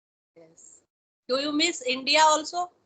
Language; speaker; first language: English; non-native, local second language; Hindi